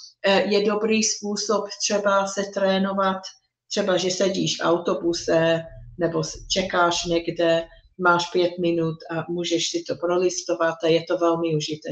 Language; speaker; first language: Czech; non-native, fluent; English